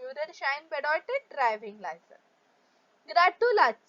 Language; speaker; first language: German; non-native, fluent; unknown